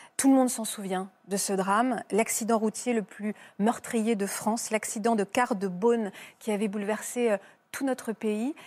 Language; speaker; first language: French; native; French